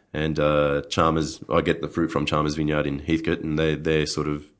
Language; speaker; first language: English; native; English